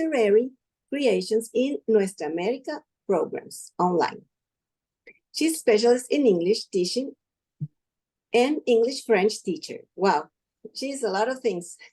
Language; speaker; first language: English; non-native, learner; Spanish